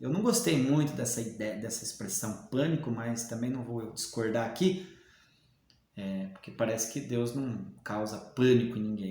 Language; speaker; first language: Portuguese; native; Portuguese